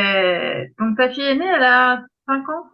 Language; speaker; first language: French; native; French